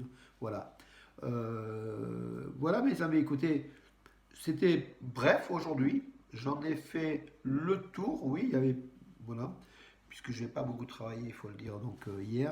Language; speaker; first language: French; native; French